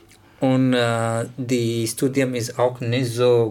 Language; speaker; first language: German; non-native, learner; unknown